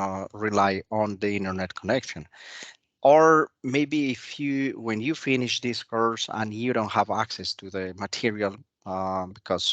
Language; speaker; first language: English; non-native, fluent; Spanish